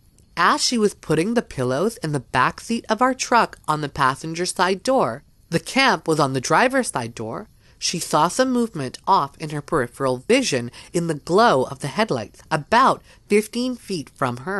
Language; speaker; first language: English; native; English